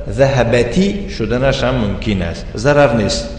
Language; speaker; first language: Persian; native; Persian